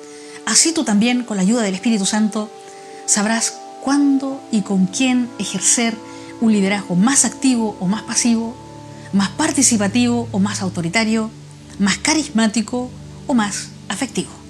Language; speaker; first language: Spanish; native; Spanish